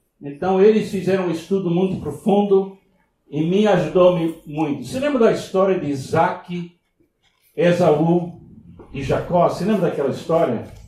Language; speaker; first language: Portuguese; non-native, fluent; English